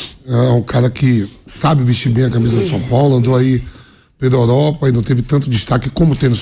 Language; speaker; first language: Portuguese; native; Portuguese